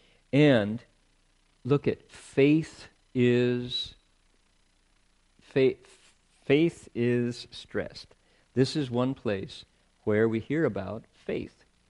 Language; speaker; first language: English; native; English